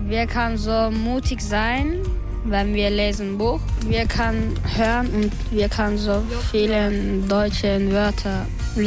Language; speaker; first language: German; non-native, learner; Turkish